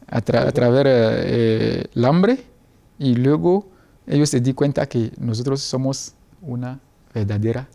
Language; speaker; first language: Spanish; non-native, learner; Ewe